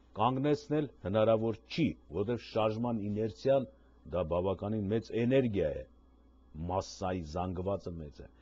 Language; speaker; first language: Armenian; native; Armenian